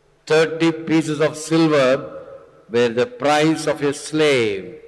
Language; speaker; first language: English; non-native, local second language; Tamil